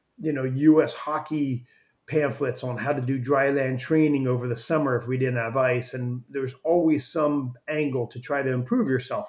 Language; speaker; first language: English; native; English